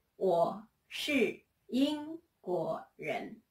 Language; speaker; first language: Chinese; non-native, fluent; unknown